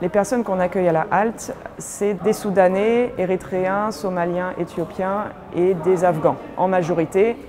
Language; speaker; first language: French; native; French